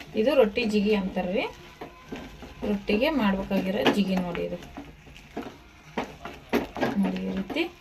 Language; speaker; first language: Kannada; native; Kannada